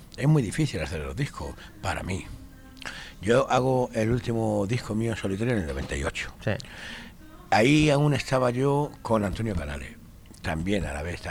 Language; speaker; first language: Spanish; native; Spanish